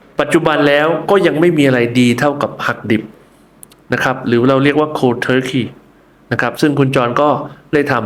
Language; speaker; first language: Thai; native; Thai